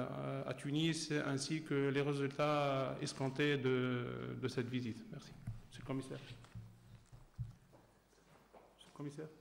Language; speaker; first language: French; non-native, local second language; Arabic